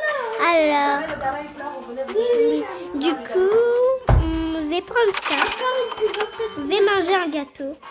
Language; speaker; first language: French; native; French